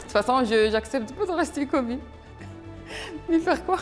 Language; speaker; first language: French; non-native, fluent; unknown